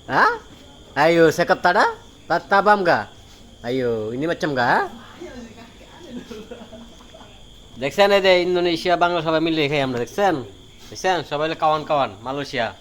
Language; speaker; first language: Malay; non-native, learner; Bangla